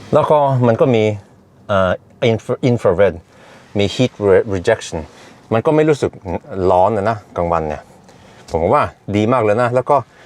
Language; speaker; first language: Thai; non-native, fluent; Norwegian